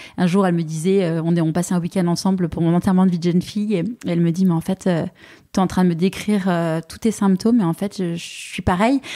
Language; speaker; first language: French; native; French